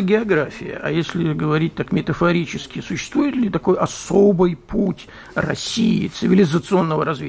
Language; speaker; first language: Russian; native; Russian